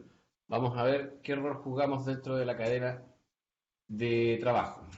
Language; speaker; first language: Spanish; native; Spanish